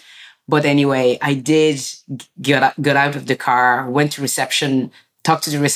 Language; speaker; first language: English; non-native, fluent; French